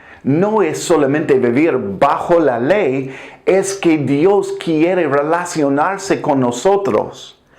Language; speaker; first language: Spanish; non-native, fluent; English